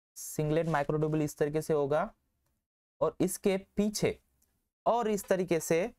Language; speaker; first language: Hindi; non-native, local second language; Marathi